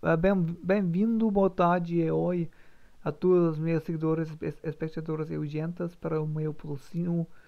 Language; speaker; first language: Spanish; non-native, learner; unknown